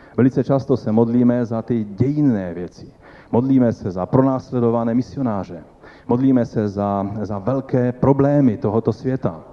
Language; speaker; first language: Czech; non-native, local second language; Polish